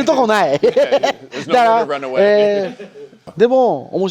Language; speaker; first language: Japanese; native; Japanese